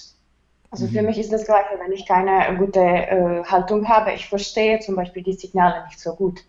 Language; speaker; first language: German; non-native, fluent; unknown